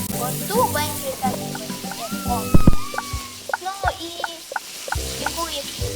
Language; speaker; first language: Polish; non-native, learner; Ukrainian